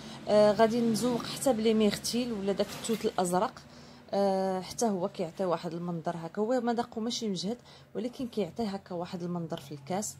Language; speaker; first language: Arabic; native; Arabic